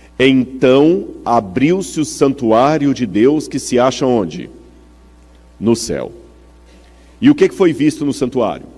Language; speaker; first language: Portuguese; native; Portuguese